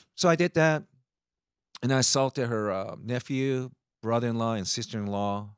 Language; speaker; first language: English; early bilingual, other home language; Japanese